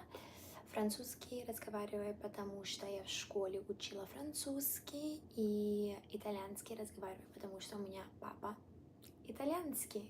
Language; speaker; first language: Russian; early bilingual, heritage; Italian